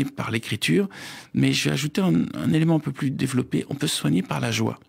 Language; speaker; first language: French; native; French